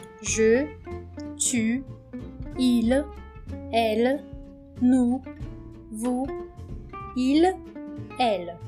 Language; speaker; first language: French; non-native, fluent; Portuguese